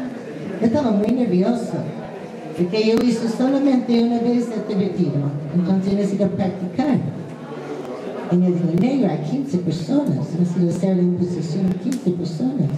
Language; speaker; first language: Spanish; non-native, fluent; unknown